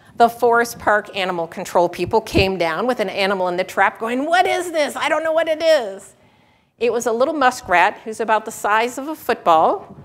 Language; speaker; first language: English; native; English